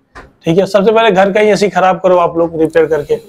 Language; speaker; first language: Hindi; native; Hindi